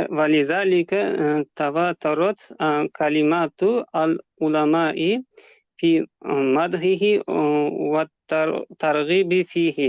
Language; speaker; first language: Arabic; non-native, learner; Uzbek